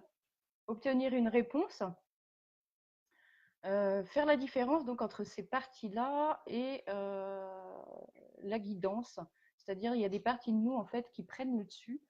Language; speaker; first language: French; native; French